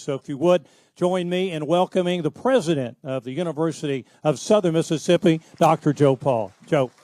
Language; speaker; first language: English; native; English